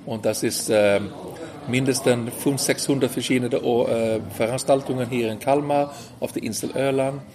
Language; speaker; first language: German; non-native, learner; Swedish